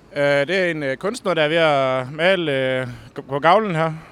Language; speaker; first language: English; non-native, fluent; Portuguese